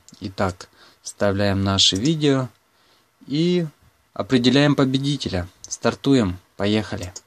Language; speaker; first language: Russian; non-native, local second language; Ukrainian